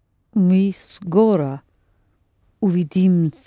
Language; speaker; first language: Russian; non-native, learner; English